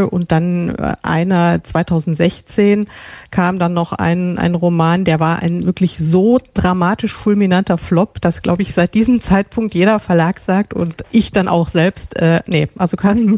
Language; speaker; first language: German; native; German